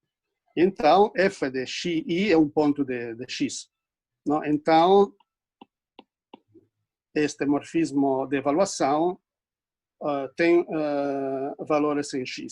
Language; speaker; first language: Portuguese; non-native, fluent; Italian